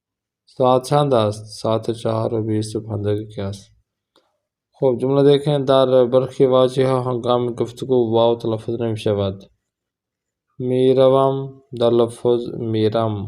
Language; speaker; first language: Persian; non-native, fluent; Urdu